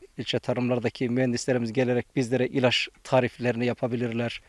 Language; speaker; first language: Turkish; native; Turkish